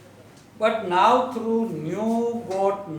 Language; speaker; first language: English; non-native, local second language; Gujarati